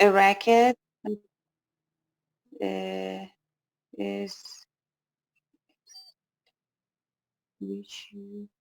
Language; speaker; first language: English; non-native, learner; Persian